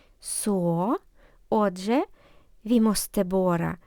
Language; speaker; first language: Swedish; non-native, fluent; Ukrainian